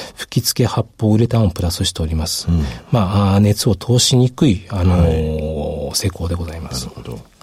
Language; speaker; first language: Japanese; native; Japanese